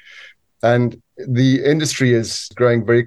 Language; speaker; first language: English; native; English